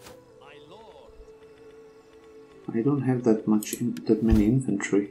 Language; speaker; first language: English; non-native, fluent; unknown